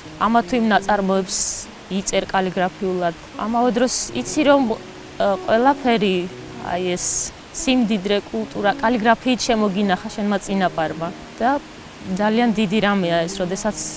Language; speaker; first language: Georgian; non-native, local second language; Svan